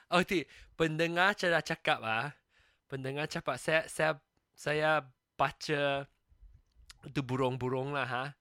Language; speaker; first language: Malay; non-native, local second language; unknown